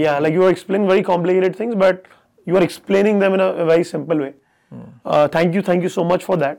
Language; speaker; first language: English; non-native, local second language; Hindi